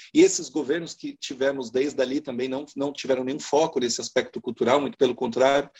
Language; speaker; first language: Portuguese; native; Portuguese